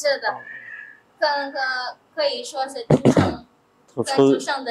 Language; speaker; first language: Chinese; non-native, fluent; Indonesian